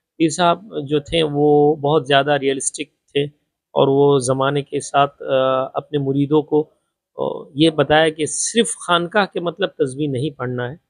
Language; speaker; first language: Urdu; non-native, local second language; Bangla